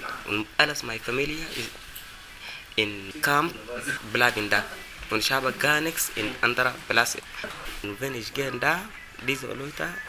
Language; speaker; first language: German; non-native, learner; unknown